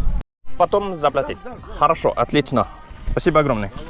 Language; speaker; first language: Russian; non-native, learner; Norwegian